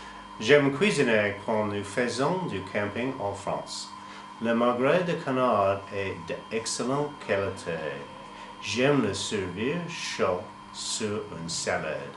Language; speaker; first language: French; non-native, learner; English